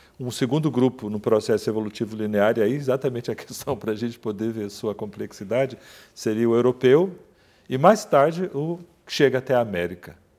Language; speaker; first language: Portuguese; native; Portuguese